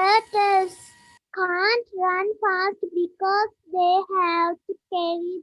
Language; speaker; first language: English; non-native, learner; Sinhala